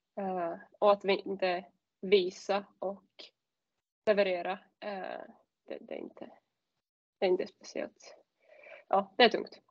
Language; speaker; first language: Swedish; non-native, fluent; Czech